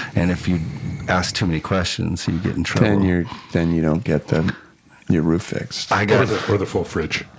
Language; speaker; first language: English; native; English